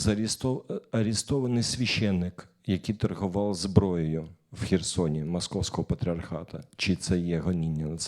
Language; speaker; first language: Ukrainian; non-native, local second language; Russian